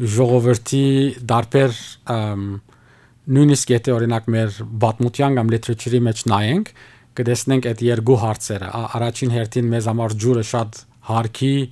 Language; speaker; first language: Armenian; early bilingual, heritage; Armenian